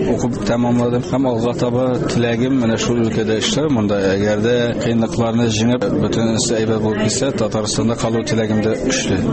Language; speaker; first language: Tatar; early bilingual, heritage; Tatar